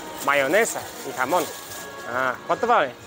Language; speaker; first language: Spanish; non-native, learner; English